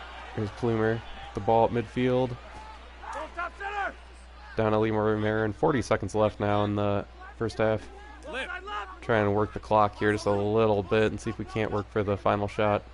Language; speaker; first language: English; native; English